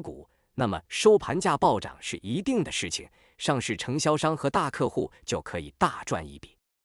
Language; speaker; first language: Chinese; native; Chinese